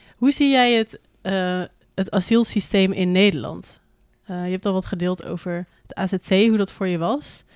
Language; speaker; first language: Dutch; native; Dutch